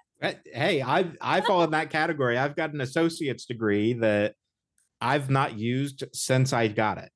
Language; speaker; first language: English; native; English